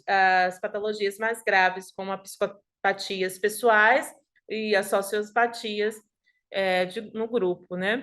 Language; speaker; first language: Portuguese; native; Portuguese